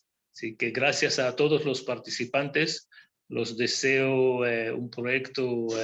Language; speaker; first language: Spanish; non-native, fluent; Hebrew